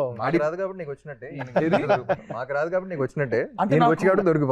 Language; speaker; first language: Telugu; native; Telugu